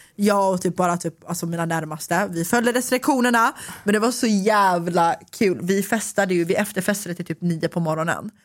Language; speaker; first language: Swedish; native; Swedish